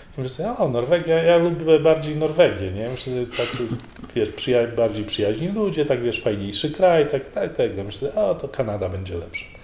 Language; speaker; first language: Polish; native; Polish